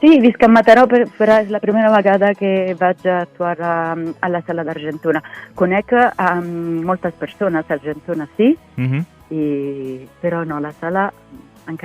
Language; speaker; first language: Catalan; non-native, fluent; Italian